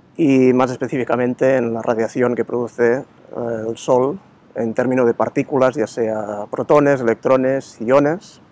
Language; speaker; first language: Spanish; native; Spanish